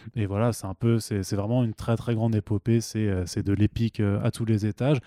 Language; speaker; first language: French; native; French